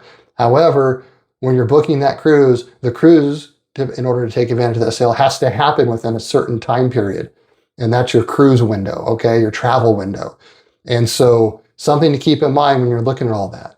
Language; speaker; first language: English; native; English